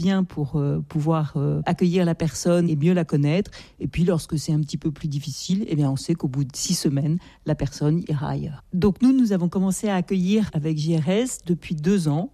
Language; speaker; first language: French; native; French